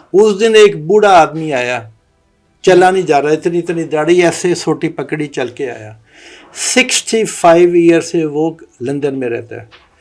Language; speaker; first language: Urdu; non-native, local second language; Punjabi